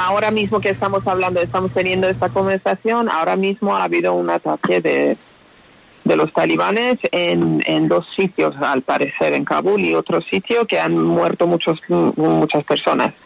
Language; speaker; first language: Spanish; non-native, fluent; Persian